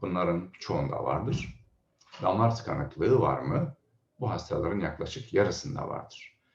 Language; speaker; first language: Turkish; native; Turkish